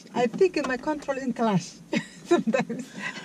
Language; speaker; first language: English; non-native, learner; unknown